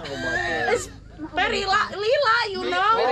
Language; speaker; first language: English; non-native, learner; Sundanese